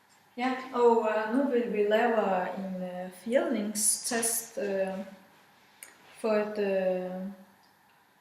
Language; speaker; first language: Danish; non-native, fluent; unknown